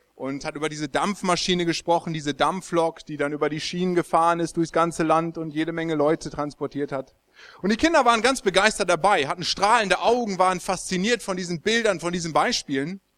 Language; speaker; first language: German; native; German